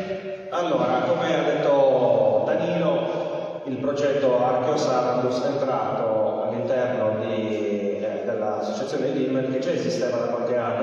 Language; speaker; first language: Italian; native; Italian